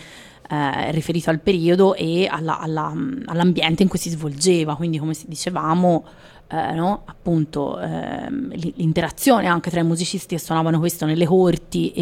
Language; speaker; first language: Italian; native; Italian